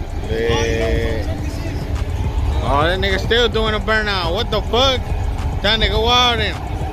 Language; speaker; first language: English; early bilingual, other home language; Spanish